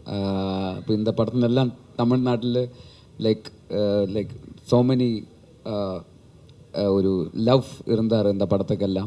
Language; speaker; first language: Tamil; non-native, learner; Malayalam